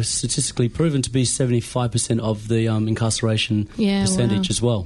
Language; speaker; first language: English; native; English